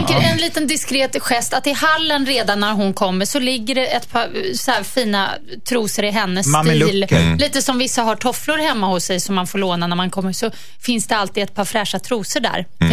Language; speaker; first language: Swedish; native; Swedish